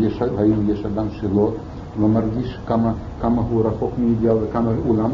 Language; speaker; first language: Hebrew; non-native, fluent; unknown